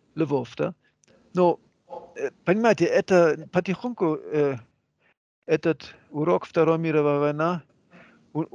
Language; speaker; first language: Russian; non-native, learner; German